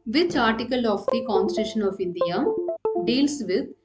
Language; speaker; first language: English; non-native, local second language; Tamil